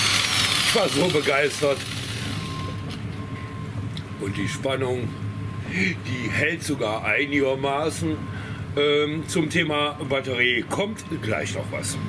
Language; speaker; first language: German; native; German